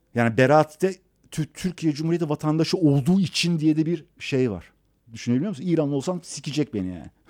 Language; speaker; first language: Turkish; early bilingual, other home language; Persian